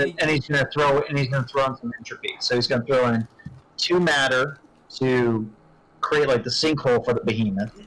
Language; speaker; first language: English; native; English